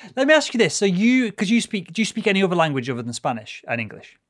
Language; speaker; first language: English; native; English